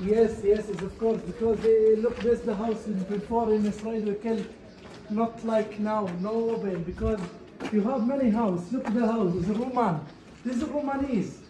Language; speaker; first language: English; non-native, learner; Arabic